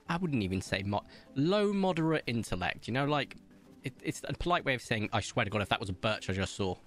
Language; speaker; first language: English; native; English